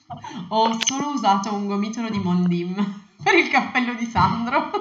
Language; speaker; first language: Italian; native; Italian